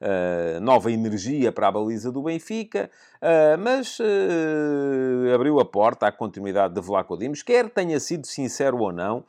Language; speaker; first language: Portuguese; native; Portuguese